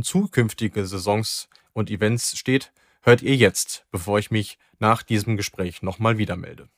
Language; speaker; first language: German; native; German